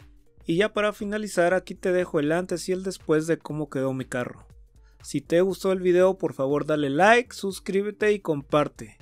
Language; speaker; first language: Spanish; native; Spanish